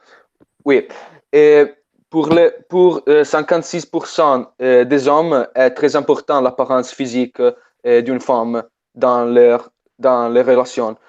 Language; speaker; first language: French; non-native, fluent; Italian